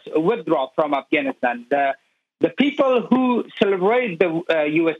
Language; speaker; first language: English; non-native, learner; Persian